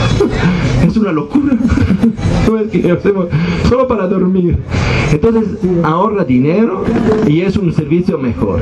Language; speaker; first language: Spanish; non-native, fluent; Italian